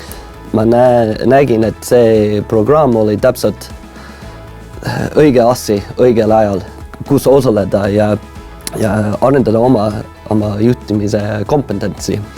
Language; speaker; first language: Estonian; non-native, fluent; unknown